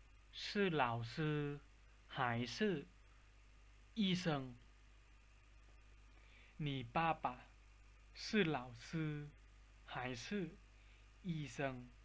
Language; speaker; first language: Chinese; non-native, fluent; Lao